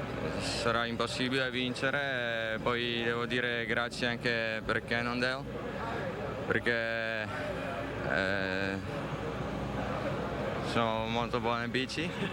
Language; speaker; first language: Italian; non-native, learner; Slovak